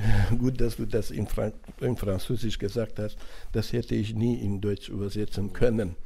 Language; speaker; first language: German; non-native, fluent; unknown